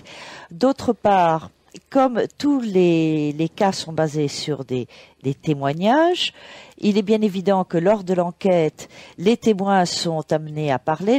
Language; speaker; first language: French; native; French